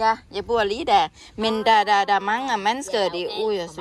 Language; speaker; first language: Danish; non-native, learner; Thai